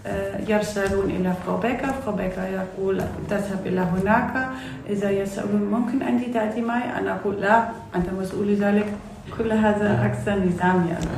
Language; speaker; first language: Arabic; non-native, learner; Russian